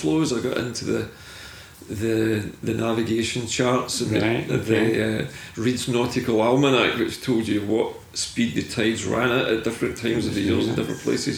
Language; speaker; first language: English; native; English